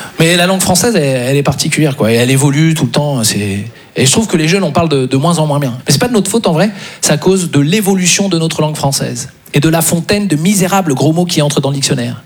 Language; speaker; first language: French; native; French